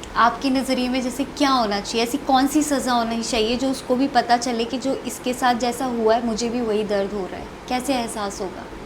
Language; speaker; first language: Hindi; native; Hindi